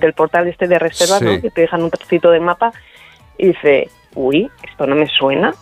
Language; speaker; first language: Spanish; native; Spanish